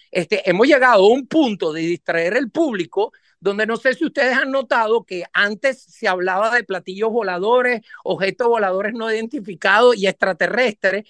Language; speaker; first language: Spanish; native; Spanish